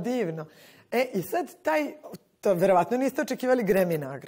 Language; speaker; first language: Serbian; native; Serbian